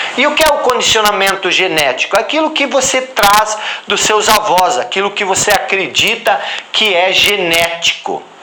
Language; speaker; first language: Portuguese; non-native, local second language; German